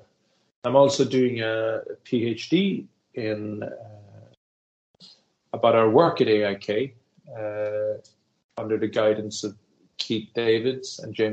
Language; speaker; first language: English; native; English